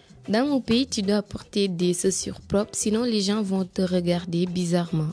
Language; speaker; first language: French; non-native, local second language; Wolof